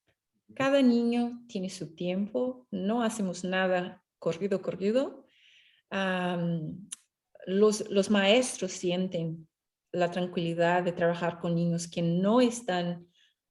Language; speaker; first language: Spanish; non-native, fluent; Portuguese